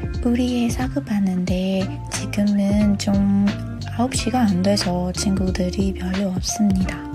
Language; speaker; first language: Korean; non-native, learner; Burmese